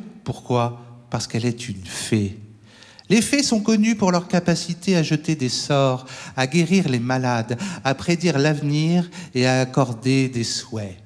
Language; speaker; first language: French; native; French